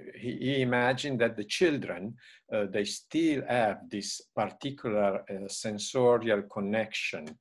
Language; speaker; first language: English; non-native, fluent; Italian